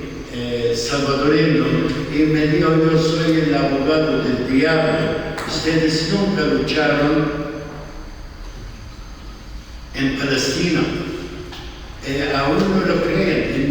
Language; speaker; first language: Spanish; non-native, fluent; Arabic